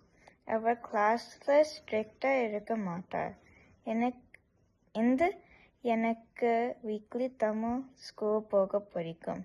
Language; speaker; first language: Tamil; early bilingual, heritage; Tamil